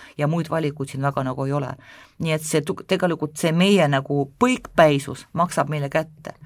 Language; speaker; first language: Estonian; non-native, local second language; Russian